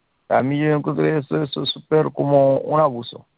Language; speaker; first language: Spanish; non-native, learner; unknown